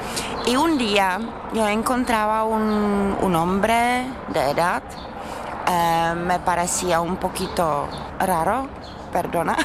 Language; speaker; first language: Spanish; non-native, fluent; Czech